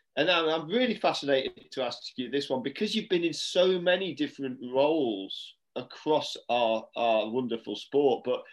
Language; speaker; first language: English; native; English